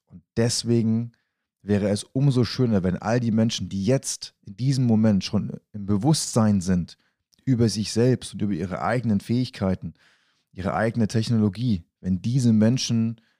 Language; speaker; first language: German; native; German